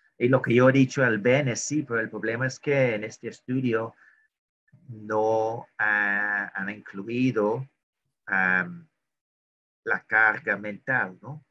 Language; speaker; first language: Spanish; non-native, fluent; English